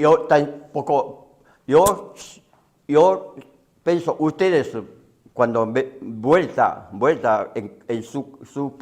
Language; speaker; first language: Spanish; non-native, learner; Chinese